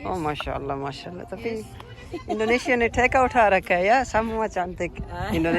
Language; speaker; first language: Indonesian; non-native, learner; Urdu